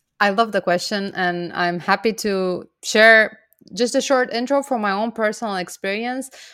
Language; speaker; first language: English; non-native, fluent; Romanian